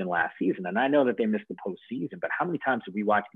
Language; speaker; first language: English; native; English